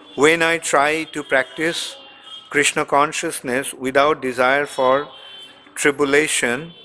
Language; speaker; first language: English; non-native, local second language; Bangla